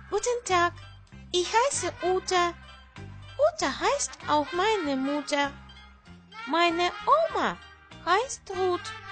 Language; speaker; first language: German; non-native, learner; Russian